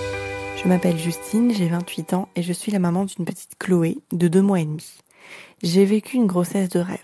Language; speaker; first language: French; native; French